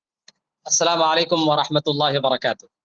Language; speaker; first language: Arabic; non-native, fluent; Urdu